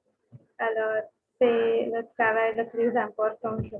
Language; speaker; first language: French; non-native, learner; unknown